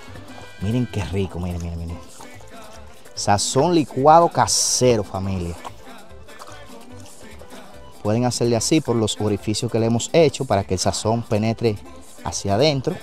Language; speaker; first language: Spanish; native; Spanish